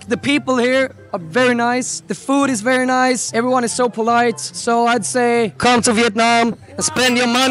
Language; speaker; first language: English; non-native, fluent; Swedish